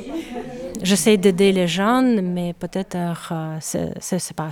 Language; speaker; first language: French; non-native, fluent; Ukrainian